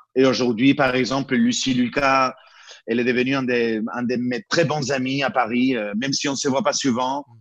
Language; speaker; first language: French; non-native, fluent; Spanish